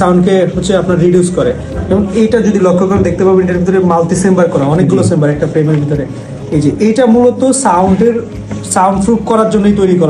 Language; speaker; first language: Bangla; native; Bangla